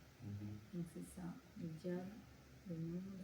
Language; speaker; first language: French; native; French